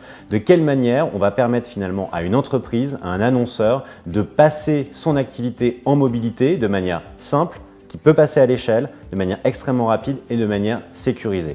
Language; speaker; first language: French; native; French